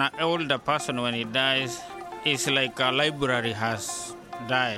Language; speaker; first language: English; non-native, local second language; Gusii